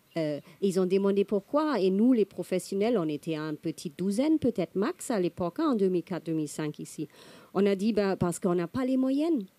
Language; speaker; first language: French; non-native, fluent; German